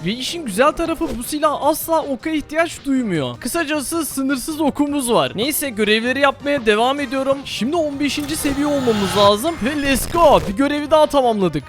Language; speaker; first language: Turkish; native; Turkish